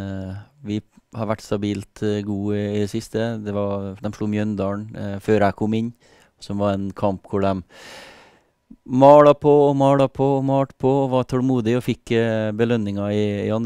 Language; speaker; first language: Norwegian; native; Norwegian